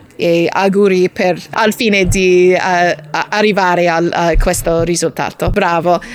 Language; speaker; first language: Italian; non-native, learner; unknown